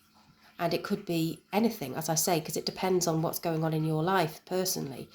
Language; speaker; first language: English; native; English